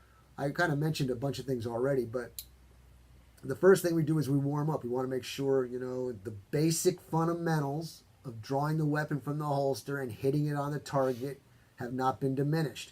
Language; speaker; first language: English; native; English